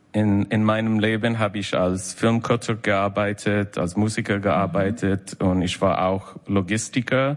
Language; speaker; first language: German; non-native, learner; English